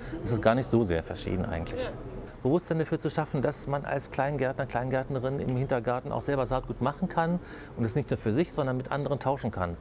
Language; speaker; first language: German; native; German